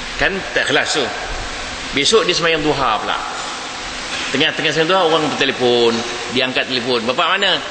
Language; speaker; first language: Malay; native; Malay